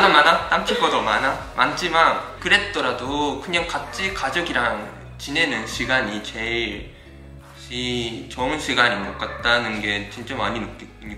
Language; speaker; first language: Korean; non-native, fluent; Japanese